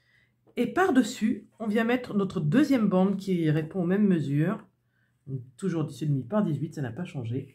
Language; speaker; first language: French; native; French